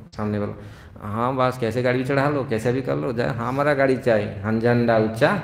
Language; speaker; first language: Hindi; non-native, local second language; Odia